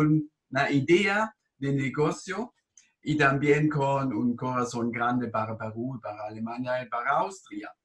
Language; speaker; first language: Spanish; non-native, fluent; German